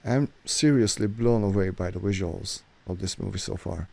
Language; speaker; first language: English; non-native, fluent; Hungarian